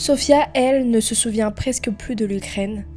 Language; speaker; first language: French; native; French